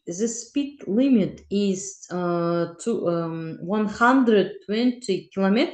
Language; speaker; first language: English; non-native, learner; Russian